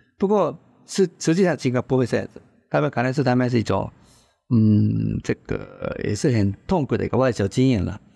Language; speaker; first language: Chinese; non-native, fluent; Japanese